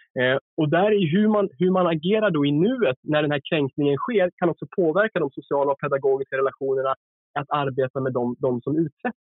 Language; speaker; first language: Swedish; native; Swedish